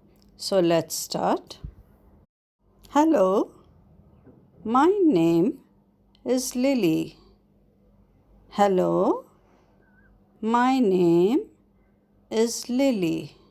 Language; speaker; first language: English; non-native, fluent; Arabic